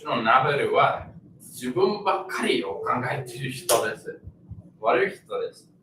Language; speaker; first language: Japanese; non-native, learner; English